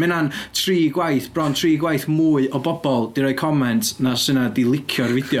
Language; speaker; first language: Welsh; native; Welsh